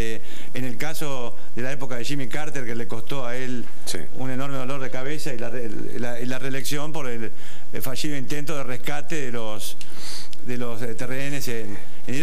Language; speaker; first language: Spanish; native; Spanish